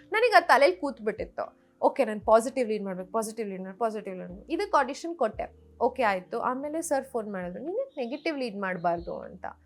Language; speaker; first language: Kannada; non-native, local second language; Rajasthani